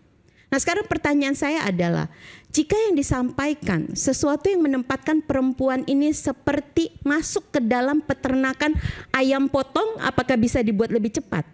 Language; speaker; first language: Indonesian; native; Indonesian